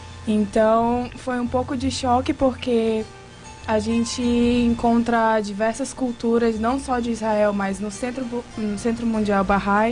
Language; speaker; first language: Portuguese; early bilingual, other home language; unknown